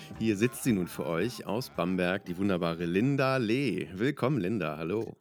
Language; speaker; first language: German; native; German